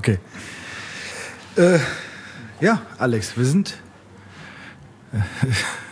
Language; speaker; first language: German; native; German